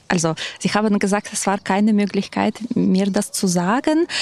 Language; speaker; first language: German; non-native, fluent; Ukrainian